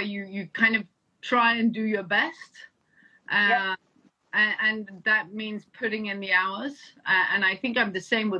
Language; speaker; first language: English; non-native, fluent; Danish